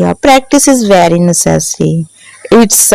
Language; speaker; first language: English; non-native, learner; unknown